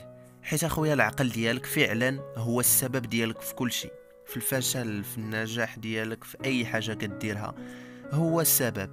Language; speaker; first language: Arabic; native; Arabic